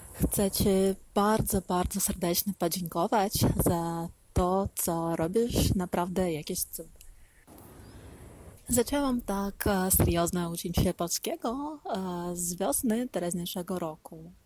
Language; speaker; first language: Polish; non-native, learner; Ukrainian